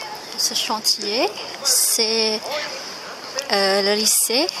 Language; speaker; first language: French; non-native, fluent; Indonesian